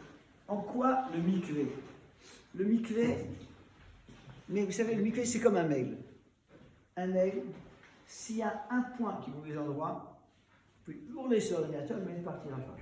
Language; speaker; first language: French; native; French